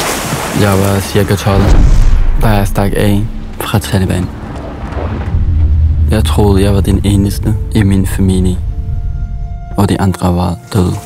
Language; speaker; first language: Danish; non-native, fluent; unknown